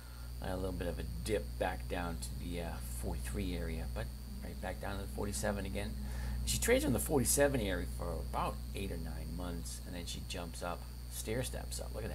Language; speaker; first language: English; native; English